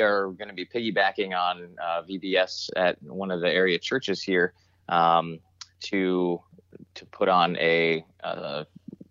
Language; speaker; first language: English; native; English